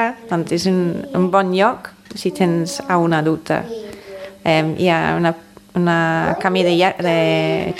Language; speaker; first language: Catalan; non-native, fluent; English